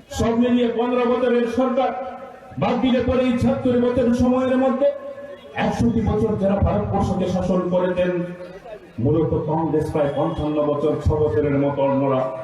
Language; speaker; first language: Bangla; native; Bangla